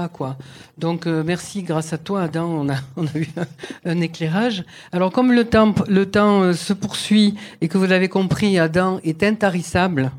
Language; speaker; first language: French; native; French